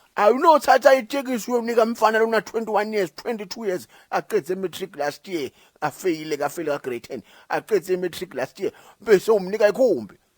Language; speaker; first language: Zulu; non-native, local second language; Swati